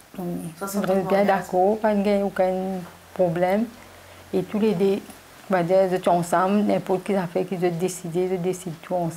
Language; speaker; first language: French; non-native, learner; Morisyen